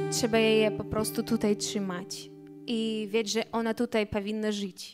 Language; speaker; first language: Polish; non-native, learner; Belarusian